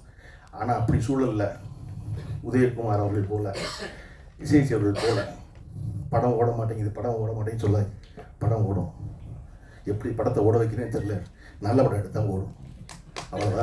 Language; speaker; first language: Tamil; native; Tamil